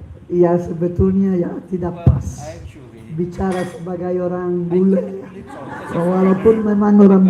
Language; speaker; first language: Indonesian; non-native, fluent; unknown